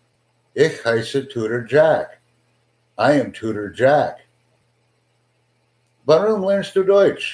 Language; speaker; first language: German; non-native, learner; English